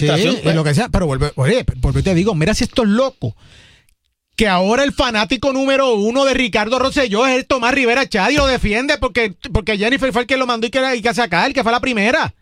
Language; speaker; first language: Spanish; native; Spanish